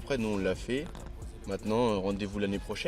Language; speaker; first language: French; native; French